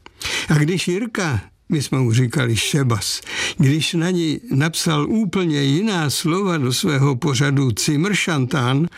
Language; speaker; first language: Czech; native; Czech